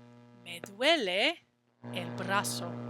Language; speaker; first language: Spanish; non-native, fluent; English